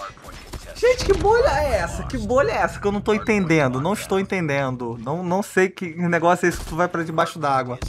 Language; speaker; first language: Portuguese; native; Portuguese